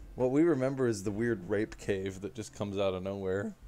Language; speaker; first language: English; native; English